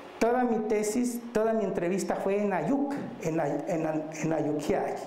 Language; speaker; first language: Spanish; non-native, local second language; Mixtepec Mixtec